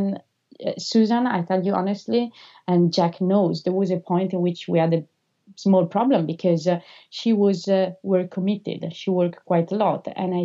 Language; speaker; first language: English; non-native, fluent; Italian